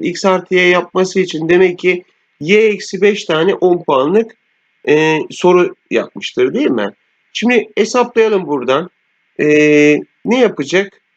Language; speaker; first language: Turkish; native; Turkish